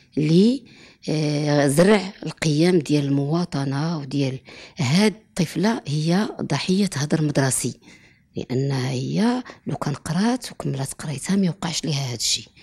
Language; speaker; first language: Arabic; native; Arabic